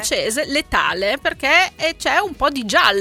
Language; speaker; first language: Italian; native; Italian